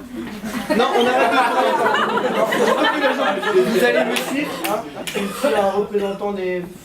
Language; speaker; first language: French; native; French